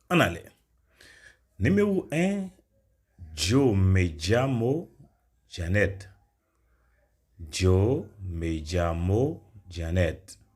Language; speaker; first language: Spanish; non-native, learner; Haitian Creole